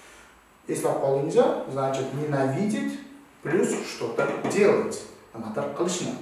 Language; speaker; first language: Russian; non-native, local second language; Uzbek